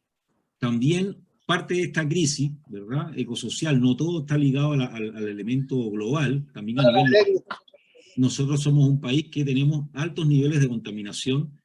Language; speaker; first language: Spanish; native; Spanish